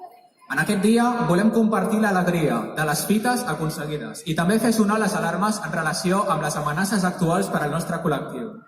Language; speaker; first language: Catalan; native; Catalan